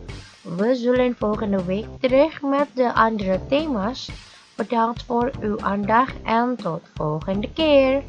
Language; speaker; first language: Dutch; non-native, fluent; Indonesian